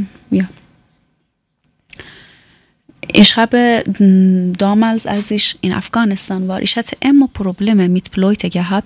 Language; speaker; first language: German; non-native, learner; Persian